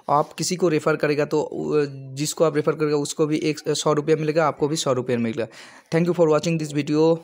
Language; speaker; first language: Hindi; non-native, local second language; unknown